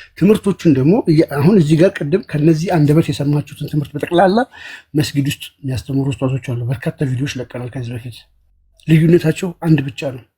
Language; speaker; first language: Amharic; native; Amharic